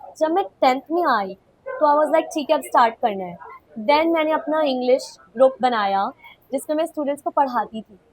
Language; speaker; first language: Hindi; non-native, local second language; Kashmiri